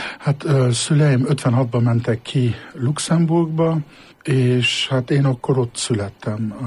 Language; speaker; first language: Hungarian; early bilingual, heritage; Hungarian